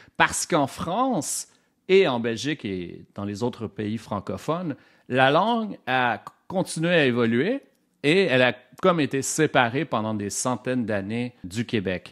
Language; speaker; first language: French; native; French